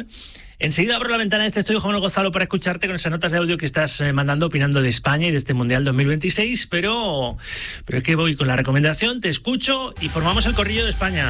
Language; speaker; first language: Spanish; native; Spanish